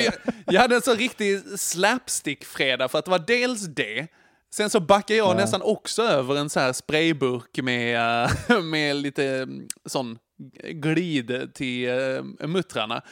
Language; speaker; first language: Swedish; native; Swedish